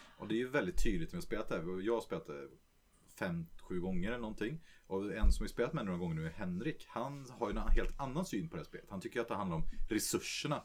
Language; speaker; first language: Swedish; native; Swedish